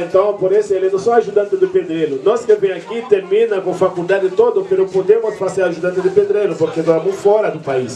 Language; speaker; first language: Portuguese; non-native, learner; Haitian Creole